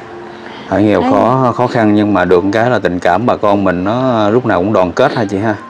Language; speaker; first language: Vietnamese; native; Vietnamese